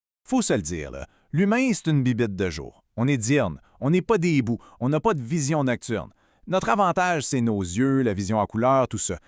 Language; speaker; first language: French; native; French